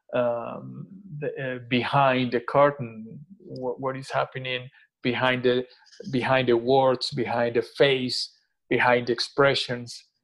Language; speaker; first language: English; non-native, fluent; Spanish